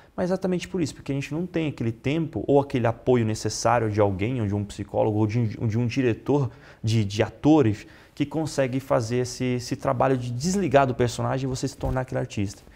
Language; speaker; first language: Portuguese; non-native, fluent; Italian